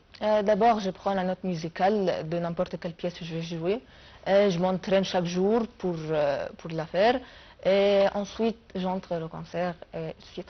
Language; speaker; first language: French; non-native, fluent; Arabic